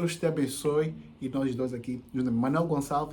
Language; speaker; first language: Portuguese; native; Portuguese